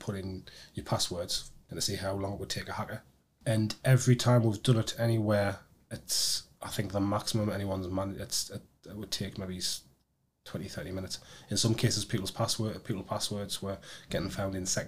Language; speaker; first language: English; native; English